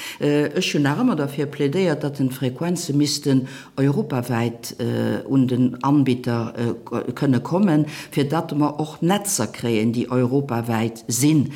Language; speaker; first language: Luxembourgish; native; Luxembourgish